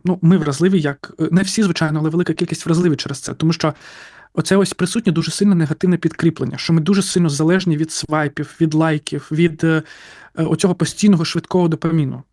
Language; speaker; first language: Ukrainian; native; Ukrainian